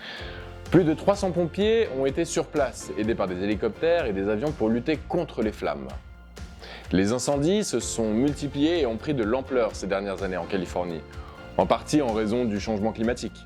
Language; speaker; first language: French; native; French